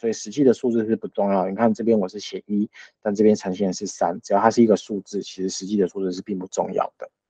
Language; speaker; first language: Chinese; native; Chinese